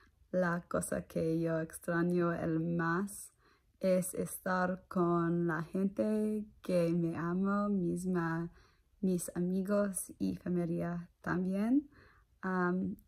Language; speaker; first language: Spanish; non-native, learner; English